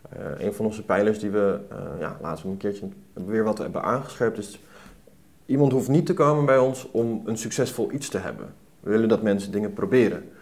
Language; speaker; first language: Dutch; native; Dutch